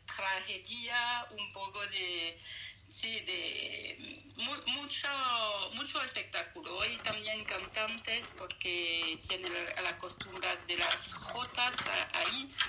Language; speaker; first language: Spanish; non-native, fluent; French